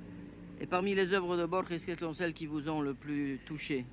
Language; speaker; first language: French; native; French